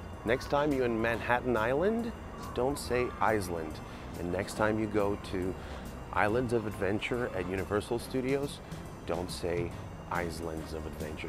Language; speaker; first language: English; non-native, fluent; Portuguese